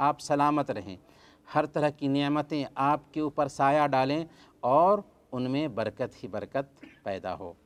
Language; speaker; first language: Urdu; native; Urdu